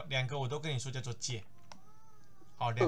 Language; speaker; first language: Chinese; native; Chinese